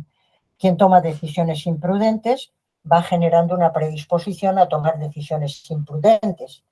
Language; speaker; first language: Spanish; native; Spanish